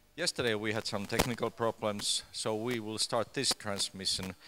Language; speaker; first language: English; non-native, fluent; Finnish